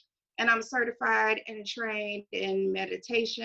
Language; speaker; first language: English; native; English